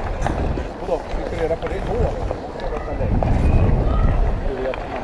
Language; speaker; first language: Swedish; native; Swedish